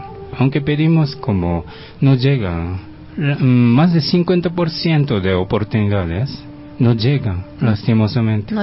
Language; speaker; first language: Spanish; non-native, fluent; Japanese